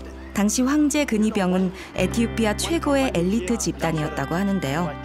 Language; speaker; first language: Korean; native; Korean